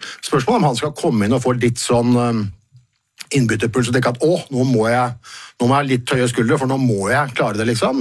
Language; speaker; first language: Norwegian; native; Norwegian